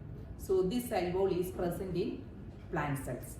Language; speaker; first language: English; non-native, local second language; Malayalam